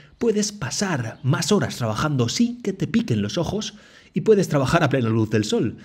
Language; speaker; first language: Spanish; native; Spanish